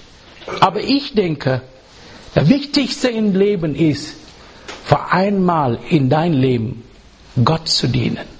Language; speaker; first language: German; non-native, fluent; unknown